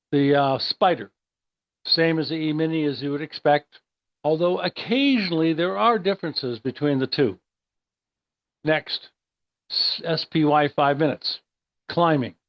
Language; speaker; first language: English; native; English